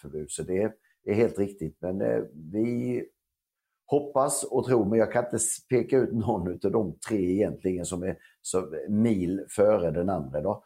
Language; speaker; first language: Swedish; native; Swedish